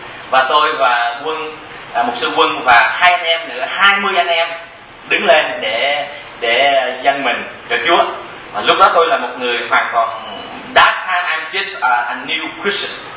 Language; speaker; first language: Vietnamese; early bilingual, heritage; Vietnamese